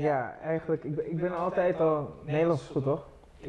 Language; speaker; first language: Dutch; non-native, local second language; Papiamento